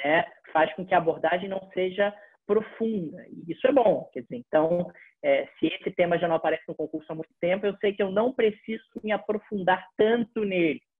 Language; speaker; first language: Portuguese; native; Portuguese